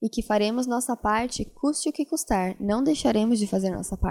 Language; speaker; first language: Portuguese; native; Portuguese